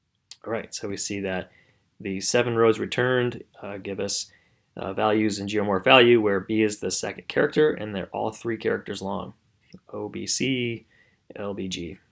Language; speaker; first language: English; native; English